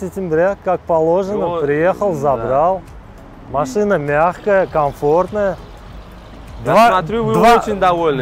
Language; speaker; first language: Russian; non-native, local second language; Uzbek